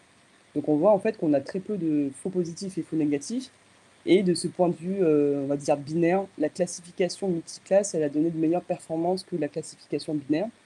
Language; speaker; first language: French; native; French